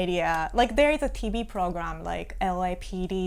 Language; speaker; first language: English; non-native, fluent; Japanese